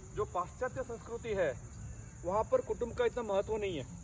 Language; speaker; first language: Hindi; non-native, local second language; Gujarati